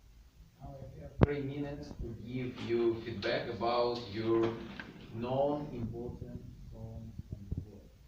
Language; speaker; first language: English; non-native, learner; Russian